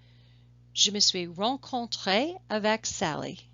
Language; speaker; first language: French; non-native, fluent; English